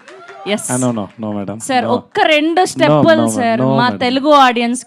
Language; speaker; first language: Telugu; native; Telugu